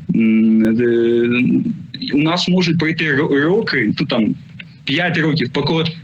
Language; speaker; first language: Ukrainian; non-native, local second language; Russian